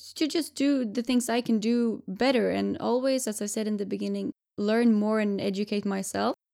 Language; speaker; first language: English; non-native, fluent; Swedish